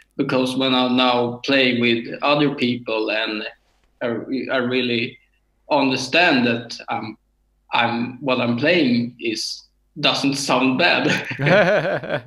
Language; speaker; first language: English; non-native, learner; Swedish